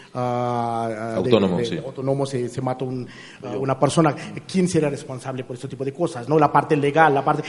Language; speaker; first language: Spanish; non-native, fluent; Hindi